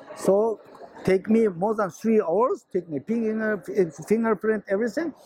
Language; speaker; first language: English; non-native, learner; Chinese